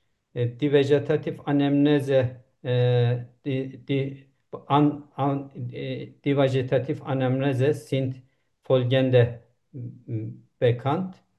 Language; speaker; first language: German; non-native, learner; Turkish